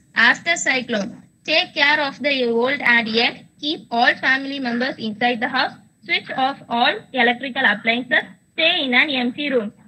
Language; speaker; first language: English; non-native, local second language; Tamil